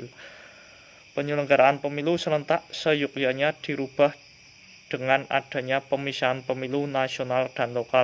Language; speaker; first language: Indonesian; native; Indonesian